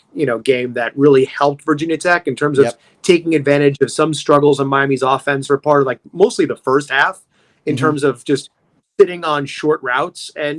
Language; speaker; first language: English; native; English